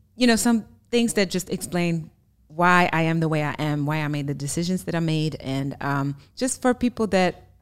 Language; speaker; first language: English; non-native, fluent; German